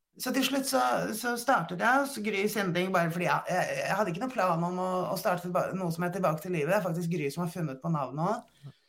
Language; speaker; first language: Norwegian; native; Norwegian